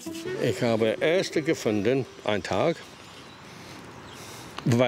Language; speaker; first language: German; non-native, learner; English